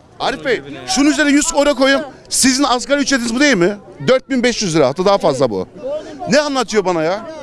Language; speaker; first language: Turkish; early bilingual, heritage; Turkish